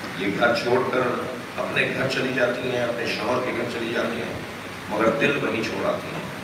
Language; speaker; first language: Urdu; non-native, local second language; Sindhi